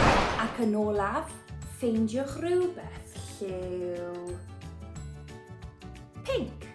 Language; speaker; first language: Welsh; non-native, local second language; English